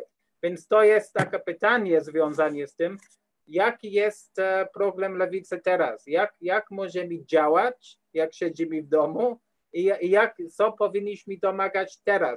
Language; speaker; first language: Polish; non-native, learner; English